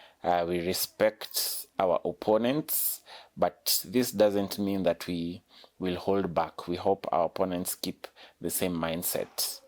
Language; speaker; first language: English; non-native, local second language; Swahili